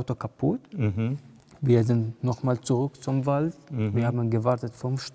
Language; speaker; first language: German; non-native, learner; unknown